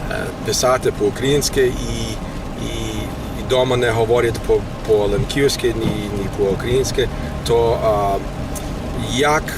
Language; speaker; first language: Ukrainian; early bilingual, heritage; Ukrainian